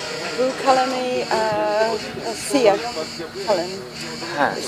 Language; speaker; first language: Turkish; non-native, learner; English